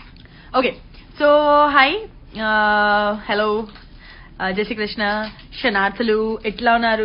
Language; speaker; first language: Telugu; non-native, learner; Gujarati